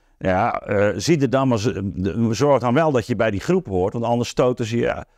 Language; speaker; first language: Dutch; native; Dutch